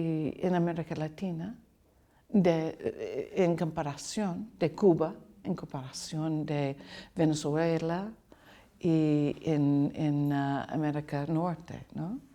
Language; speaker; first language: Spanish; non-native, learner; English